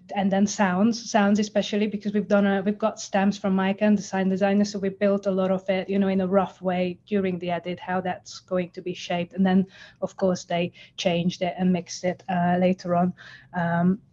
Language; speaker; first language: English; non-native, fluent; Hungarian